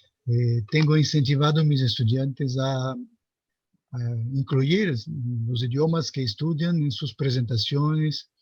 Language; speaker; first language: Spanish; non-native, fluent; Portuguese